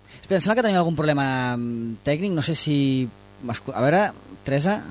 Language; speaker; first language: Catalan; native; Catalan